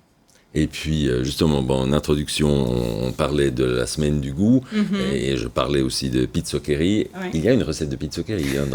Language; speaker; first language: French; native; French